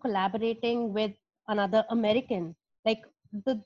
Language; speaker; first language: English; non-native, local second language; Hindi